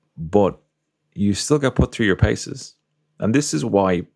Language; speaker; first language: English; native; English